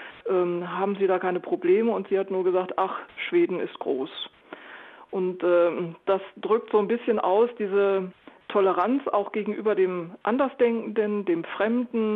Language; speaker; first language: German; native; German